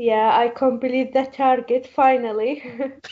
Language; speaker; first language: English; non-native, learner; Arabic